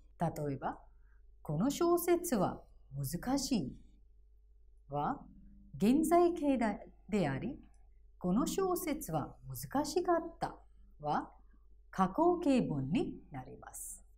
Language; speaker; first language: Japanese; non-native, fluent; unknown